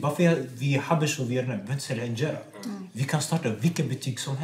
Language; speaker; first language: Swedish; non-native, local second language; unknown